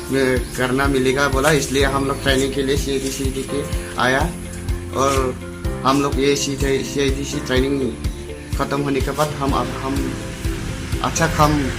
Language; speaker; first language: Hindi; non-native, local second language; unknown